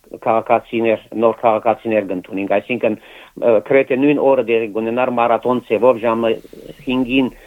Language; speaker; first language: Armenian; native; Armenian